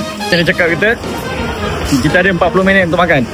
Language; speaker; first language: Malay; native; Malay